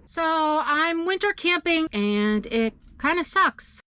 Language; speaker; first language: English; native; English